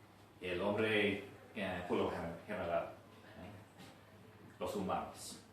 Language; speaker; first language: Spanish; non-native, fluent; English